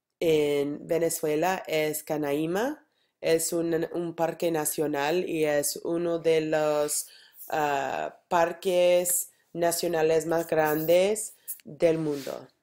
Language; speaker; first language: Spanish; non-native, learner; English